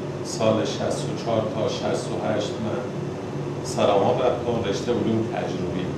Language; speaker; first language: Persian; non-native, local second language; Baluchi